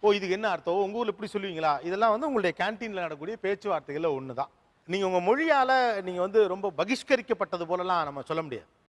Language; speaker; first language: Tamil; native; Tamil